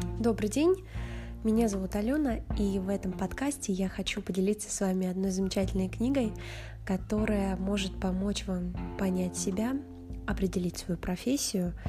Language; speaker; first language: Russian; native; Russian